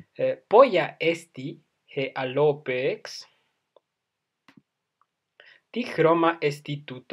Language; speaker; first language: Greek; non-native, fluent; Spanish